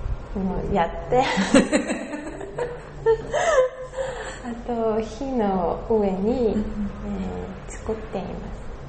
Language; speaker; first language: Japanese; non-native, learner; Russian